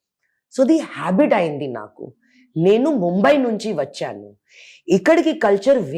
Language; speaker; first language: Telugu; non-native, fluent; Hindi